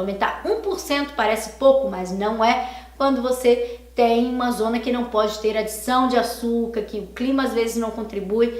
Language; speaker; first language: Portuguese; native; Portuguese